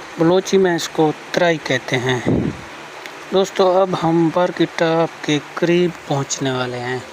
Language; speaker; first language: Urdu; non-native, local second language; Baluchi